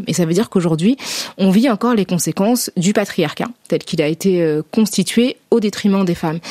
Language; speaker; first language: French; native; French